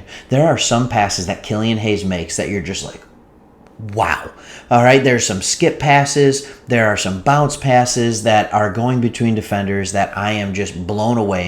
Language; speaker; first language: English; native; English